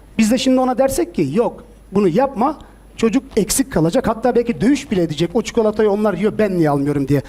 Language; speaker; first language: Turkish; early bilingual, heritage; Turkish